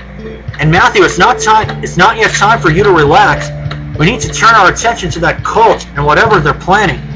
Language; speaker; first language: English; native; English